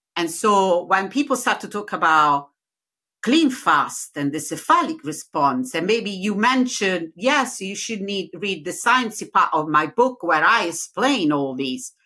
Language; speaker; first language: English; non-native, learner; Italian